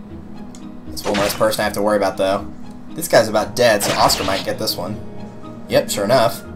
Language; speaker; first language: English; native; English